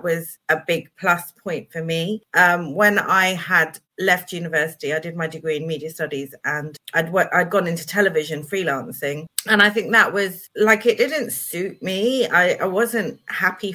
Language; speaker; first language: English; native; English